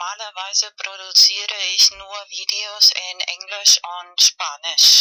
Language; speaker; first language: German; non-native, fluent; Spanish